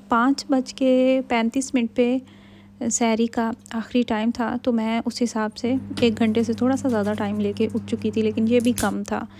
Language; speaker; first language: Urdu; native; Urdu